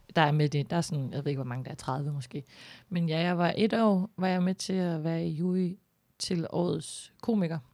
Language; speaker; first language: Danish; native; Danish